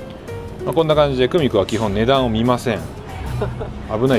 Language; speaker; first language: Japanese; native; Japanese